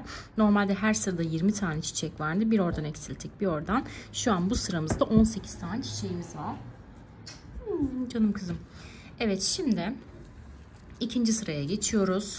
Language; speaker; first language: Turkish; native; Turkish